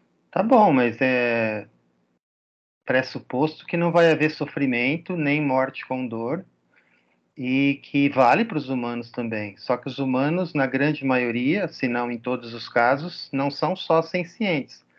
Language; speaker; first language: Portuguese; native; Portuguese